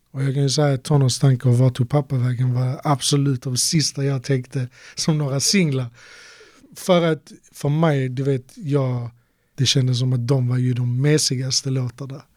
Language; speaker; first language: Swedish; native; Swedish